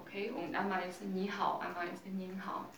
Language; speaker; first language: German; non-native, learner; Chinese